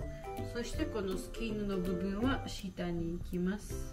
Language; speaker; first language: Japanese; non-native, learner; Georgian